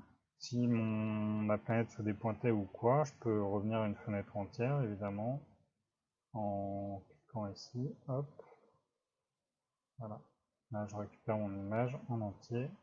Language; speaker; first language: French; native; French